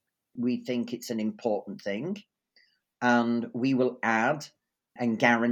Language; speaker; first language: English; native; English